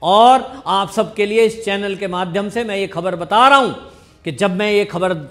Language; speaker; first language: Hindi; native; Hindi